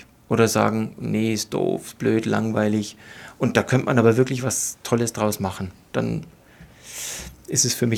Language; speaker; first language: German; native; German